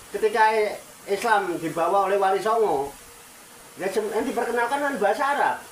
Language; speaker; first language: Indonesian; non-native, local second language; Javanese